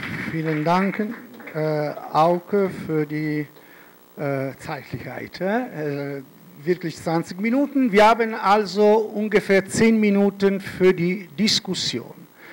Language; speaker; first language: German; non-native, fluent; Italian